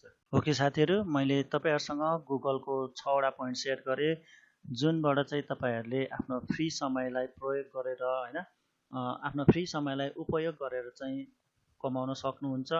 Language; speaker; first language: Nepali; native; Nepali